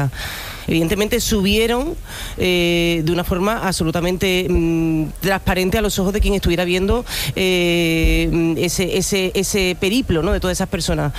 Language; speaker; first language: Spanish; native; Spanish